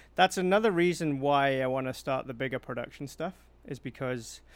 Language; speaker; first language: English; native; English